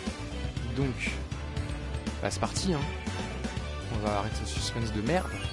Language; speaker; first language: French; native; French